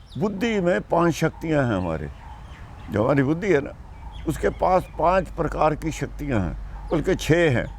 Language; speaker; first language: Hindi; non-native, local second language; Punjabi